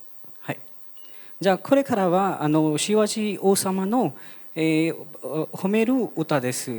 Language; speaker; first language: Japanese; non-native, fluent; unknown